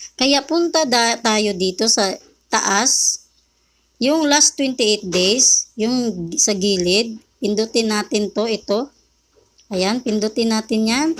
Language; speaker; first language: Filipino; native; Filipino